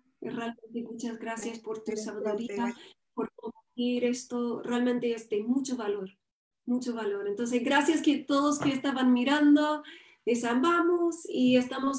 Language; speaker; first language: Spanish; non-native, fluent; English